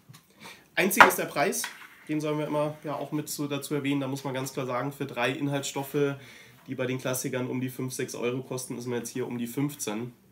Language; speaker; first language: German; native; German